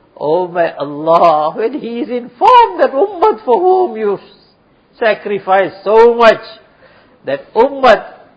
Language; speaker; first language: English; native; English